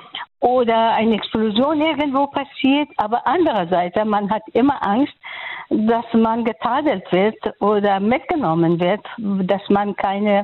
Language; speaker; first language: German; non-native, fluent; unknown